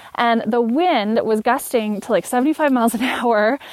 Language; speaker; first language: English; native; English